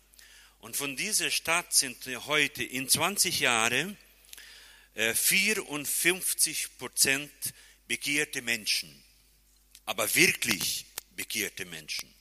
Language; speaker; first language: German; non-native, fluent; Portuguese